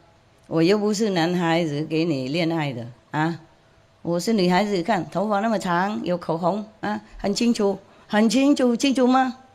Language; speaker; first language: Chinese; non-native, fluent; Vietnamese